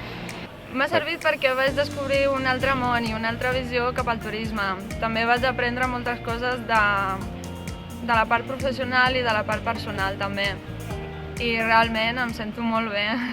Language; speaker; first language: Catalan; non-native, local second language; Spanish